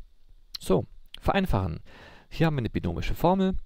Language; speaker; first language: German; native; German